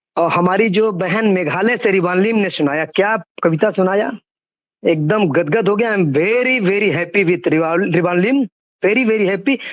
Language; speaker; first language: Hindi; native; Hindi